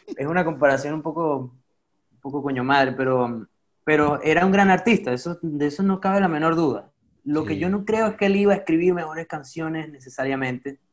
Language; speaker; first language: Spanish; native; Spanish